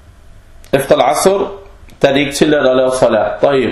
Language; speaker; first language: Danish; non-native, fluent; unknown